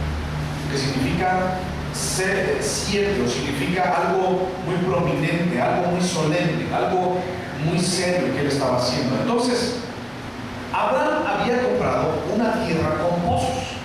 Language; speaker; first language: Spanish; native; Spanish